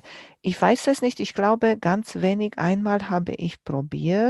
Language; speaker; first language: German; non-native, fluent; Romanian